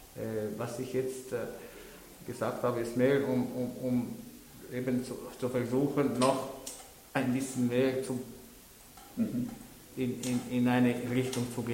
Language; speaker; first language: German; non-native, local second language; French